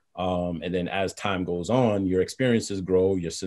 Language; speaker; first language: English; native; English